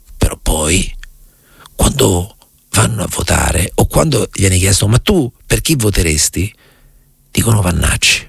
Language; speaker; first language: Italian; native; Italian